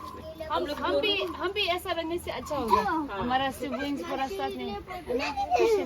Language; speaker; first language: Hindi; non-native, local second language; Tamil